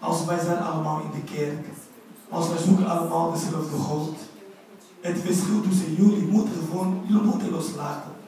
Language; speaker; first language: Dutch; non-native, learner; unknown